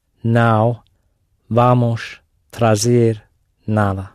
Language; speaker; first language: Portuguese; non-native, learner; English